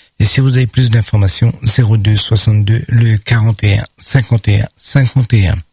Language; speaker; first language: French; native; French